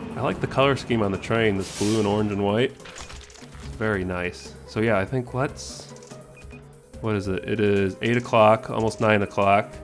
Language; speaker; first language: English; native; English